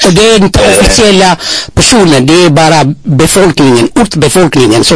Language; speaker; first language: Swedish; non-native, fluent; Amharic